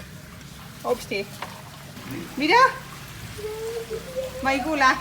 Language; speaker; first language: Estonian; native; Estonian